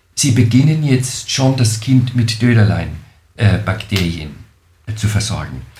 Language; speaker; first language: German; native; German